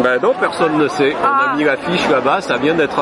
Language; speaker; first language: French; native; French